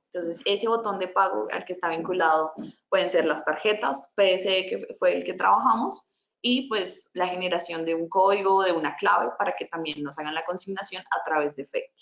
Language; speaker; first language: Spanish; native; Spanish